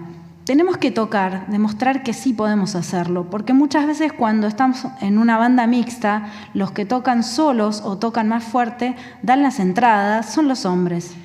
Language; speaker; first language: Spanish; native; Spanish